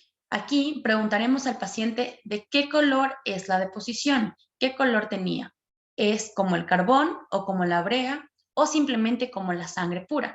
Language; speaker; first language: Spanish; native; Spanish